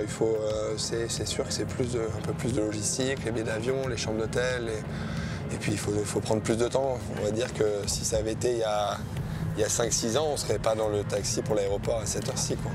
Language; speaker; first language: French; native; French